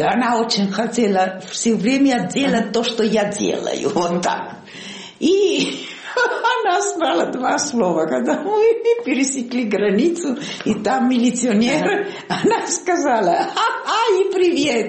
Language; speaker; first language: Russian; non-native, fluent; Italian